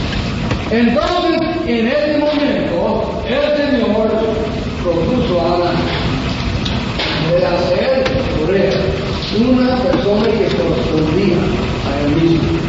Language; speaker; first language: Spanish; non-native, fluent; English